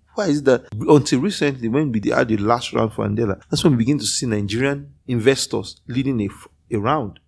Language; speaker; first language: English; non-native, local second language; Yoruba